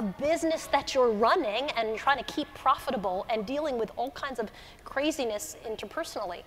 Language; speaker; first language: English; native; English